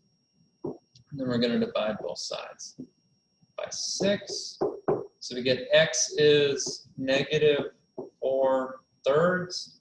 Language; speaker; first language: English; native; English